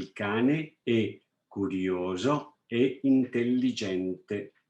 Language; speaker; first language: Italian; non-native, fluent; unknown